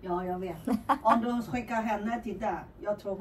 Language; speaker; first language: Swedish; non-native, learner; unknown